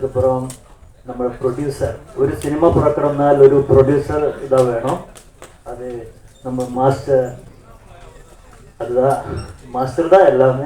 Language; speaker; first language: Tamil; non-native, learner; Malayalam